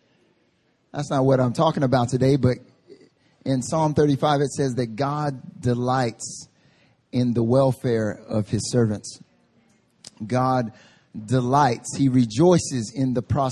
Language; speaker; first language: English; native; English